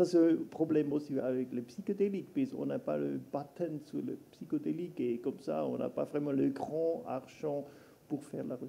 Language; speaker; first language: French; non-native, local second language; German